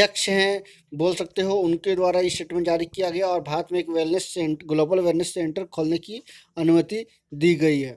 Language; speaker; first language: Hindi; native; Hindi